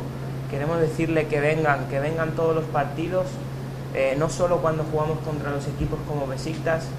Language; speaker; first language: Spanish; native; Spanish